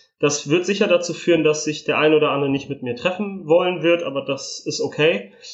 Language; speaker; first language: German; early bilingual, other home language; Italian